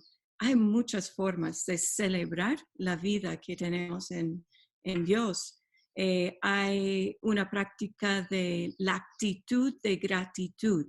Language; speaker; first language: Spanish; non-native, fluent; English